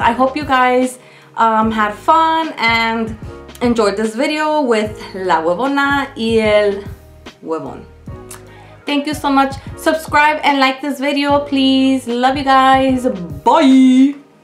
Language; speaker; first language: English; early bilingual, other home language; Spanish